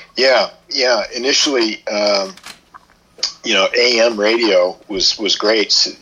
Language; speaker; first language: English; native; English